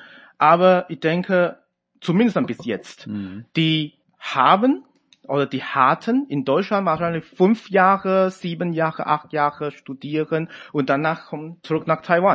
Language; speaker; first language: German; non-native, fluent; Chinese